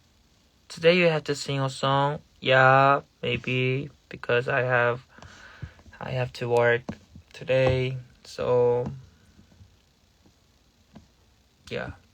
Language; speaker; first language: English; non-native, learner; Korean